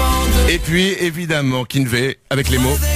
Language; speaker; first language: French; native; French